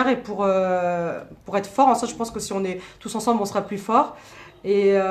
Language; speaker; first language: French; native; French